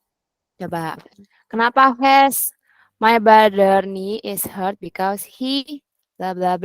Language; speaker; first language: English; non-native, learner; Indonesian